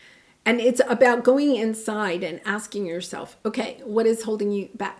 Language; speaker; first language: English; native; English